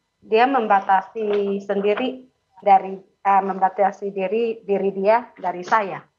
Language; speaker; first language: Indonesian; native; Indonesian